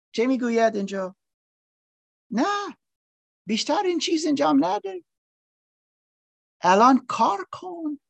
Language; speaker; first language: Persian; non-native, learner; English